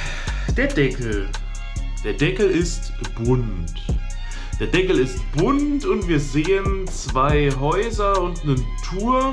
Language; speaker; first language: German; native; German